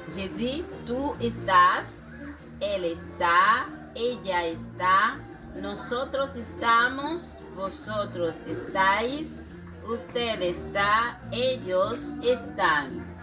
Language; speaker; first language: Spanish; non-native, fluent; French